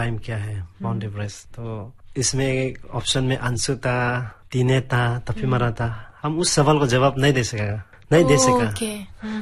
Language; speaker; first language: Hindi; non-native, local second language; Adi